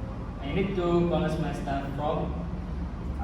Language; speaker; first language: English; non-native, learner; Indonesian